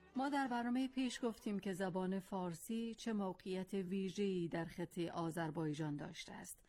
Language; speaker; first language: Persian; non-native, local second language; Azerbaijani